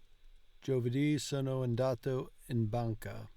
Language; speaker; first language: Italian; non-native, learner; English